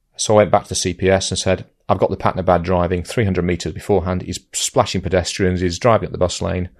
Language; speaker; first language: English; native; English